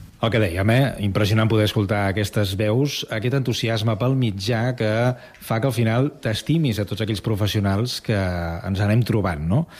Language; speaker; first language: Catalan; native; Catalan